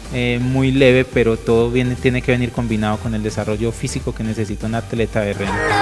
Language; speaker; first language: Spanish; native; Spanish